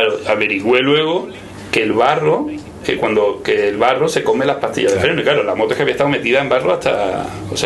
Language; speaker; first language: Spanish; native; Spanish